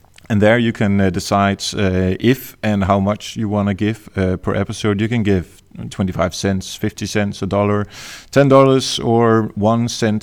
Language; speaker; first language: English; non-native, fluent; Danish